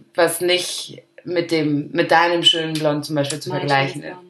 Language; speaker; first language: German; early bilingual, other home language; Arabic